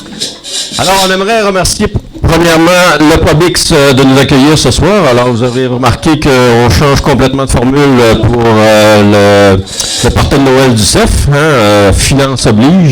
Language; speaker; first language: French; native; French